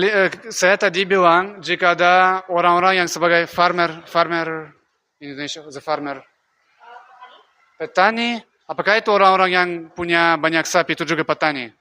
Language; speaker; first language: Indonesian; non-native, learner; Russian